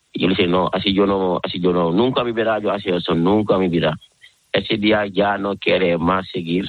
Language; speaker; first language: Spanish; non-native, learner; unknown